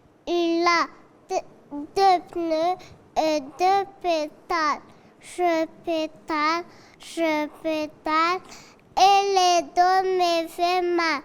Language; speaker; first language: French; non-native, learner; Kinyarwanda